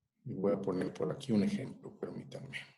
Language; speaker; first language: Spanish; native; Spanish